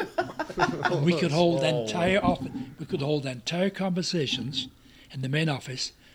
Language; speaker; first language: English; native; English